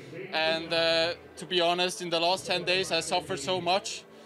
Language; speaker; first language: English; non-native, fluent; German